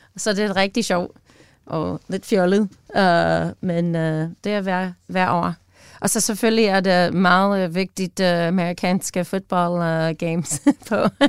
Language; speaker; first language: Danish; non-native, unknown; English